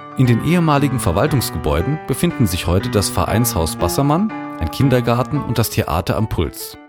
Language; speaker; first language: German; native; German